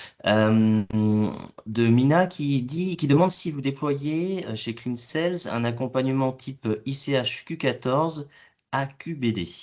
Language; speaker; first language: French; native; French